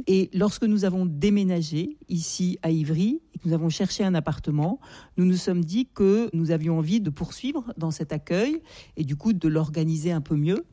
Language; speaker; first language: French; native; French